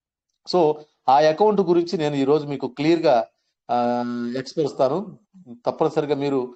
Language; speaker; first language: Telugu; native; Telugu